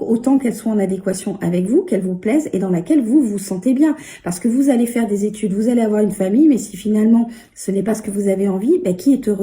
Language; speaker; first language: French; native; French